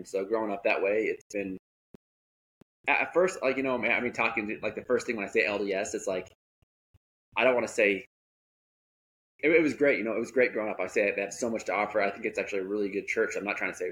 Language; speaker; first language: English; native; English